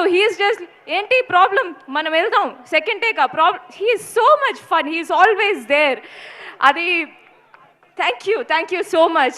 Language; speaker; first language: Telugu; non-native, local second language; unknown